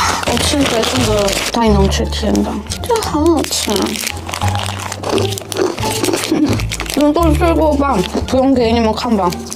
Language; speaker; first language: Chinese; non-native, learner; Korean